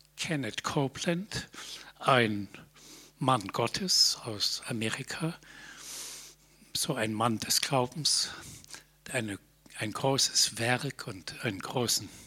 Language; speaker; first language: German; native; German